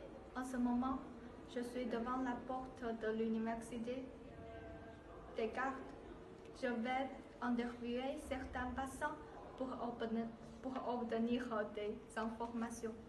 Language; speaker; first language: French; non-native, learner; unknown